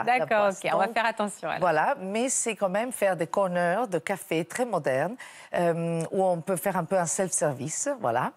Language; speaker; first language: French; non-native, fluent; Italian